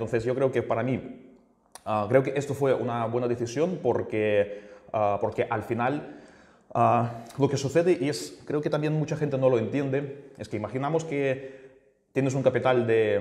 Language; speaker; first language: Spanish; native; Spanish